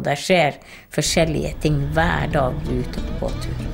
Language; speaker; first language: Norwegian; native; Norwegian